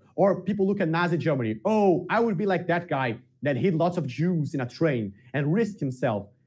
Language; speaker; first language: English; non-native, fluent; Portuguese